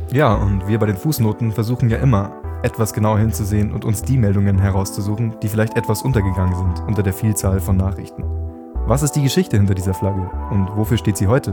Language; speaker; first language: German; native; German